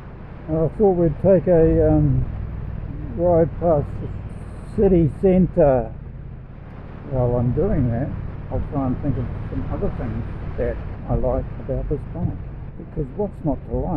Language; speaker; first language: English; native; English